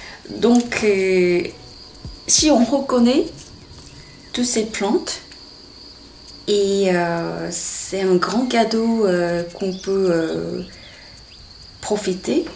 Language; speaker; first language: French; non-native, fluent; Korean